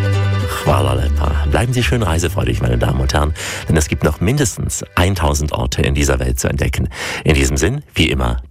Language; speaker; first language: German; native; German